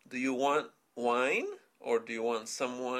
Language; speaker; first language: English; non-native, fluent; Spanish